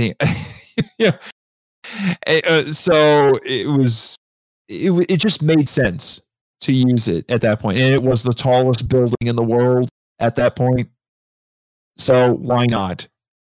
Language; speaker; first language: English; native; English